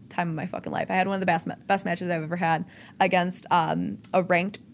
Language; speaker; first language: English; native; English